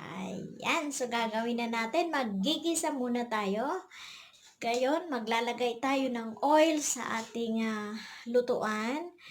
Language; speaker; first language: Filipino; non-native, local second language; Bikol